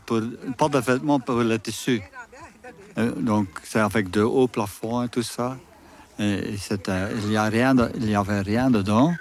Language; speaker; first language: French; non-native, local second language; Dutch